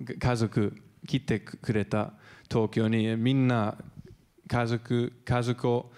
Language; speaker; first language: Japanese; non-native, learner; English